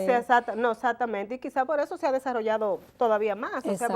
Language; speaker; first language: Spanish; native; Spanish